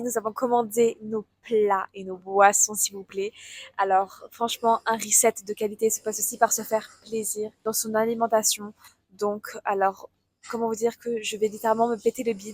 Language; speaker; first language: French; native; French